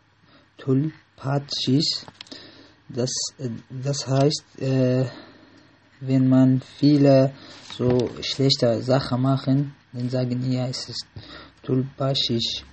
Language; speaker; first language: German; non-native, learner; Arabic